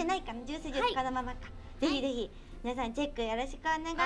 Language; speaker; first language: Japanese; native; Japanese